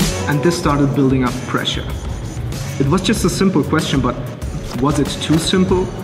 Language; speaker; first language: English; non-native, fluent; German